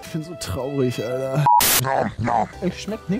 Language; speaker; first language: German; native; German